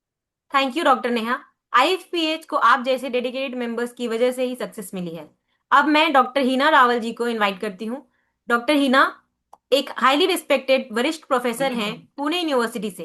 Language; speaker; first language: Hindi; native; Hindi